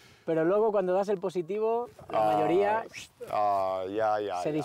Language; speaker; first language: Spanish; native; Spanish